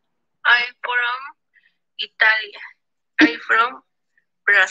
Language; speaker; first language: English; non-native, learner; Spanish